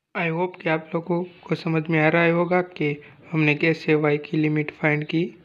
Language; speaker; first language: Hindi; non-native, local second language; Gujarati